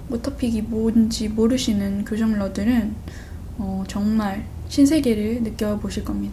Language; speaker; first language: Korean; early bilingual, other home language; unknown